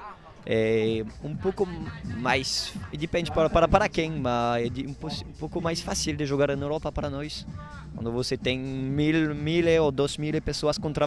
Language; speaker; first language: Portuguese; non-native, learner; Italian